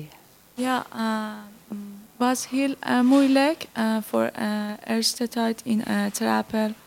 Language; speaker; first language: Dutch; non-native, learner; Persian